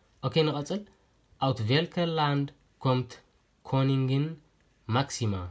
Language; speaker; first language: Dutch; non-native, fluent; Tigrinya